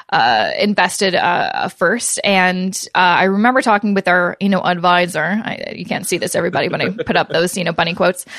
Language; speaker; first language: English; native; English